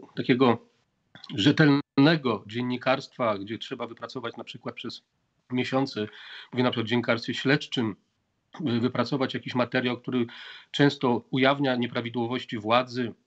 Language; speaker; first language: Polish; native; Polish